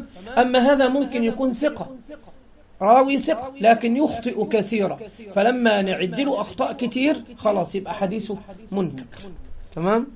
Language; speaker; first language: Arabic; native; Arabic